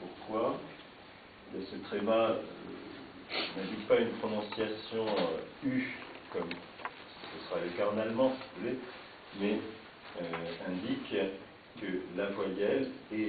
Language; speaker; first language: French; native; French